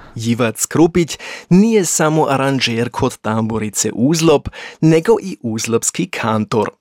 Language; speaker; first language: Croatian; native; Croatian